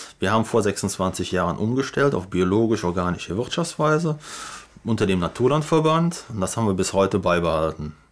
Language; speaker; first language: German; native; German